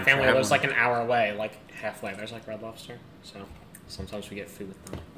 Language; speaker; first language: English; native; English